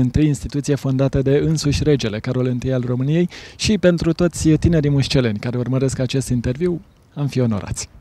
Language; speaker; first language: Romanian; native; Romanian